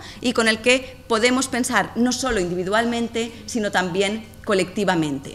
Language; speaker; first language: Spanish; native; Spanish